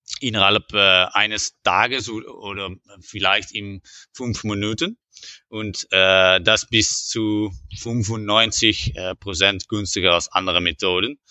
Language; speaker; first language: German; non-native, learner; Dutch